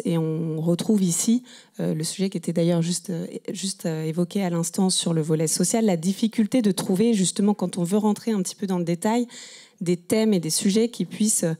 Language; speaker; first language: French; native; French